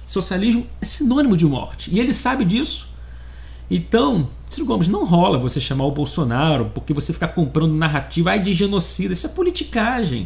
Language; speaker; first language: Portuguese; native; Portuguese